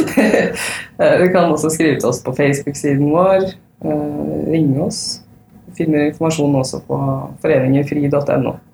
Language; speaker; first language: Norwegian; native; Norwegian